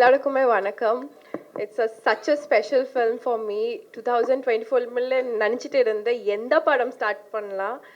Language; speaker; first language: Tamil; non-native, learner; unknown